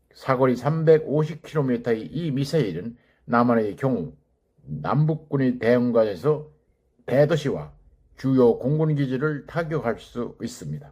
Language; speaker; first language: Korean; native; Korean